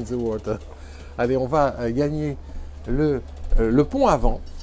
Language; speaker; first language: French; native; French